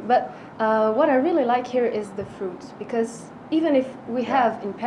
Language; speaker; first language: English; non-native, fluent; French